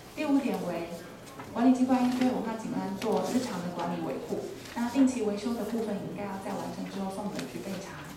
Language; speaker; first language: Chinese; native; Chinese